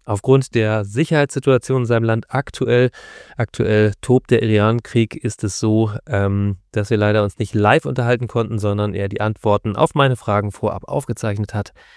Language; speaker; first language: German; native; German